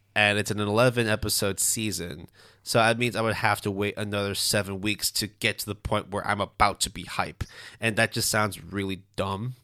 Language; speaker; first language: English; non-native, fluent; Cantonese